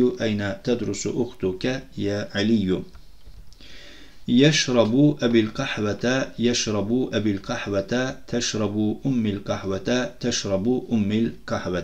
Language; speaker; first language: Arabic; non-native, fluent; Turkish